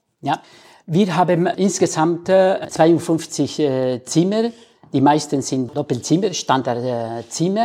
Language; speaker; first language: German; non-native, fluent; Spanish